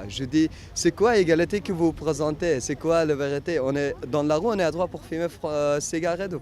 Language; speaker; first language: French; non-native, learner; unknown